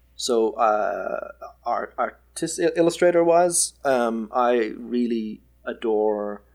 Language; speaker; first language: English; native; English